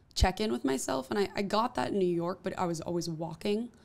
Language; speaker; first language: English; native; English